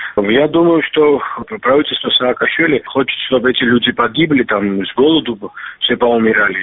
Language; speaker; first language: Russian; non-native, local second language; Georgian